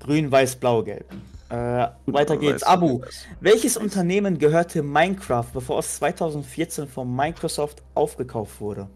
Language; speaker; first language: German; native; German